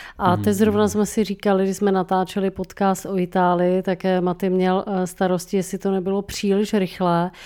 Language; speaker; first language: Czech; native; Czech